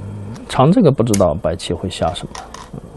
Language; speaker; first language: Chinese; native; Chinese